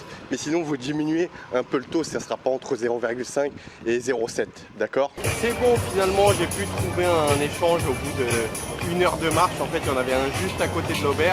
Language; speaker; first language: French; native; French